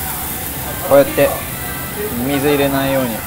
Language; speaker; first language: Japanese; native; Japanese